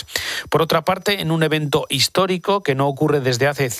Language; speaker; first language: Spanish; native; Spanish